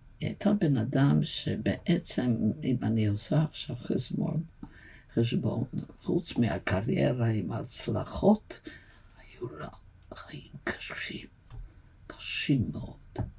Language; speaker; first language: Hebrew; non-native, fluent; Yiddish